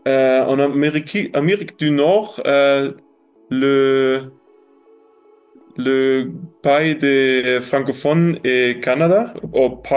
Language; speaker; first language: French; non-native, learner; German